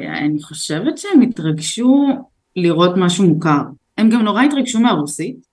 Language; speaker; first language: Hebrew; early bilingual, other home language; Russian